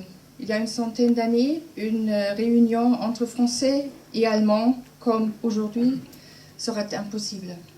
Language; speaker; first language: French; non-native, fluent; German